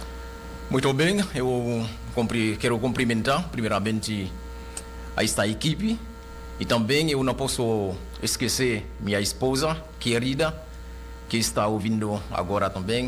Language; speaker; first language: Portuguese; non-native, local second language; Haitian Creole